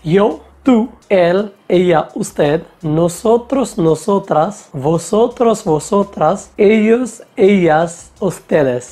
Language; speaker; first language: Spanish; non-native, fluent; Hindi